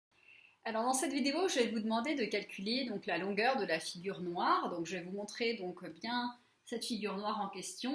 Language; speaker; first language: French; native; French